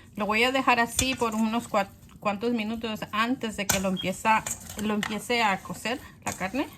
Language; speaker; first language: Spanish; early bilingual, other home language; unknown